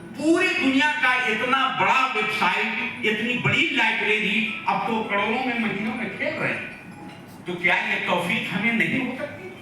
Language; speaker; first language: Urdu; native; Urdu